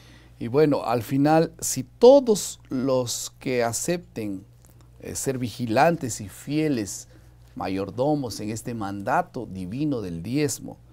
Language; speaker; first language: Spanish; non-native, learner; Portuguese